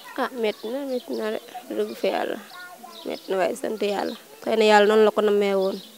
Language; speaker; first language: Wolof; native; Wolof